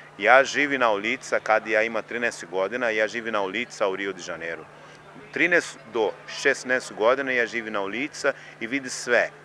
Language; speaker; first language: Serbian; non-native, learner; Portuguese